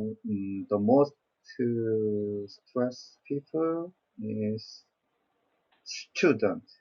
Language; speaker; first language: English; non-native, learner; Korean